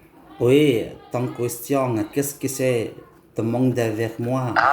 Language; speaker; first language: French; non-native, learner; Indonesian